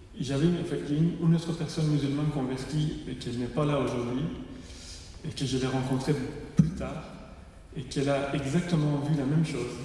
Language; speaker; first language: French; non-native, fluent; Persian